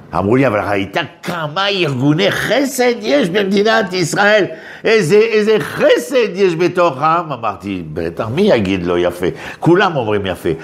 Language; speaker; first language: Hebrew; non-native, fluent; French